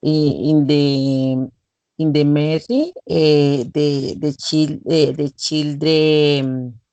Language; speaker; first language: English; non-native, learner; Spanish